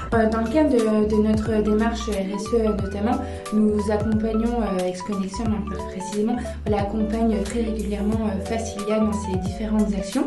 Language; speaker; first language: French; native; French